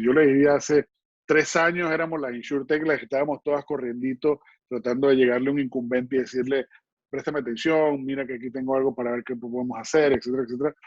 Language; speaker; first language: Spanish; native; Spanish